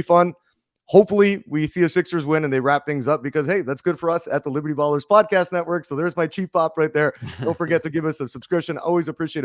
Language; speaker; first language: English; native; English